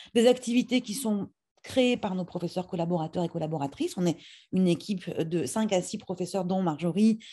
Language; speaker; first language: French; native; French